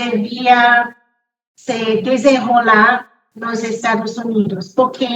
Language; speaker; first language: Portuguese; non-native, fluent; English